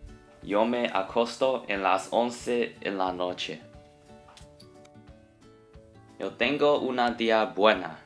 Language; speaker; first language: Spanish; non-native, learner; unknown